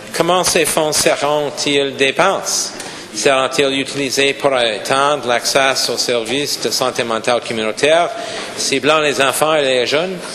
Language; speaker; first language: French; non-native, local second language; English